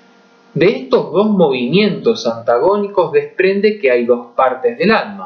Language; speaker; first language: Spanish; native; Spanish